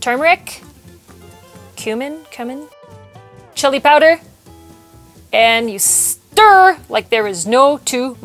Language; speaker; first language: English; non-native, local second language; French